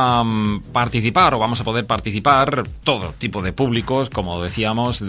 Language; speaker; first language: Spanish; native; Spanish